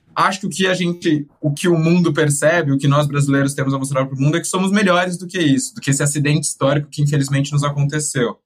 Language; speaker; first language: Portuguese; native; Portuguese